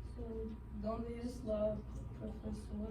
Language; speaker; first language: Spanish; non-native, learner; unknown